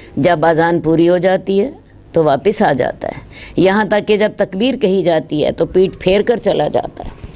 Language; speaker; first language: Urdu; non-native, local second language; Punjabi